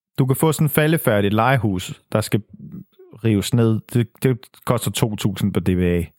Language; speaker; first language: Danish; native; Danish